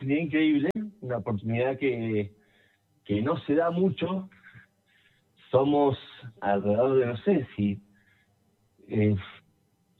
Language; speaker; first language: Spanish; native; Spanish